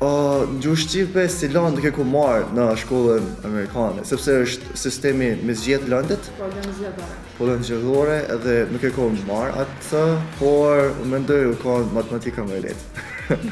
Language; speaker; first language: Albanian; early bilingual, other home language; Korean